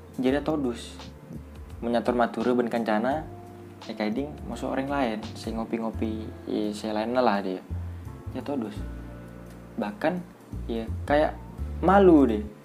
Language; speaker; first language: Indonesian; non-native, local second language; Madurese